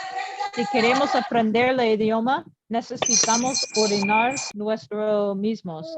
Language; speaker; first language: Spanish; non-native, learner; English